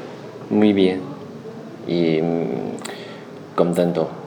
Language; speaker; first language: Spanish; non-native, learner; Chinese